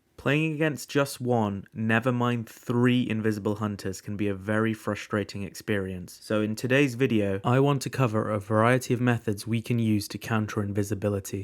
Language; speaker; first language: English; native; English